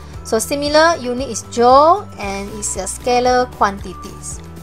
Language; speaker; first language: English; non-native, local second language; Malay